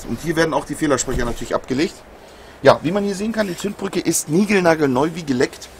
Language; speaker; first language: German; native; German